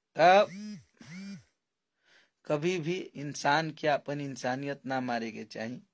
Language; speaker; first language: Hindi; native; Hindi